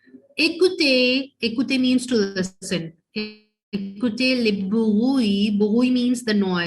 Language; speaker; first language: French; non-native, fluent; Hindi